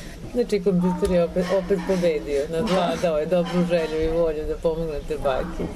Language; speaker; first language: Serbian; native; Serbian